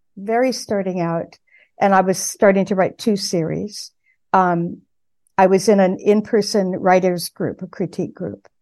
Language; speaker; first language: English; native; English